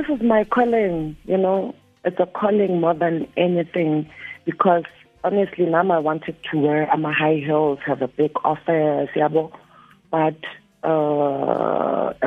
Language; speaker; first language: English; non-native, local second language; Zulu